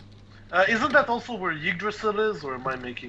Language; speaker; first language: English; native; English